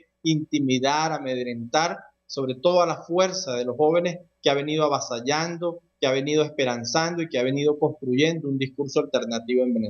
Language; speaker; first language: Spanish; native; Spanish